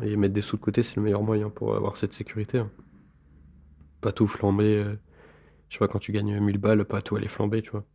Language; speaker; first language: French; native; French